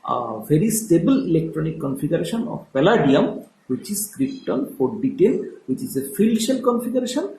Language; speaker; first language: English; non-native, local second language; Bangla